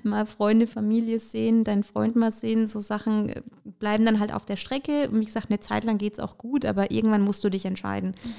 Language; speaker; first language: German; early bilingual, other home language; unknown